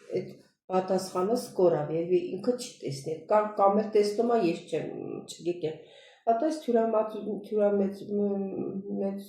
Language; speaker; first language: Armenian; native; Armenian